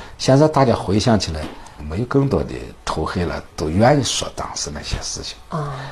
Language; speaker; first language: Chinese; native; Chinese